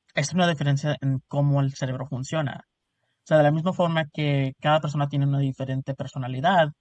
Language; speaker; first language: Spanish; early bilingual, heritage; Spanish